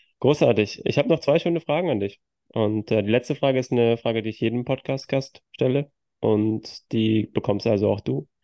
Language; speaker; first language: German; native; German